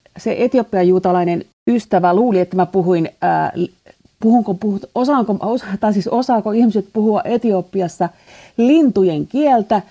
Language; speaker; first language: Finnish; native; Finnish